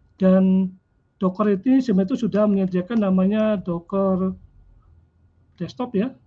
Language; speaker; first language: Indonesian; native; Indonesian